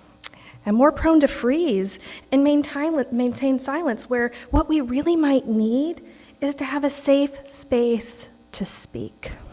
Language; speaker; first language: English; native; English